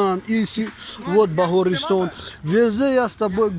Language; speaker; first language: Russian; non-native, local second language; Tajik